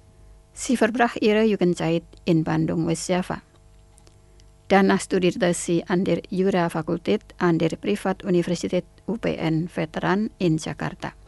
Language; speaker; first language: German; non-native, fluent; Indonesian